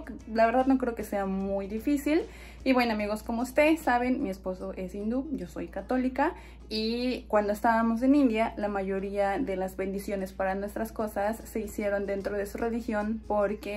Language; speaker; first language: Spanish; native; Spanish